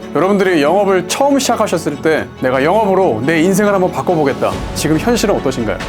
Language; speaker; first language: Korean; native; Korean